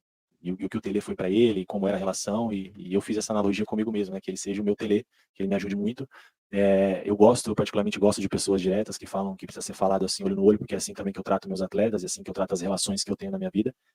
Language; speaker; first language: Portuguese; native; Portuguese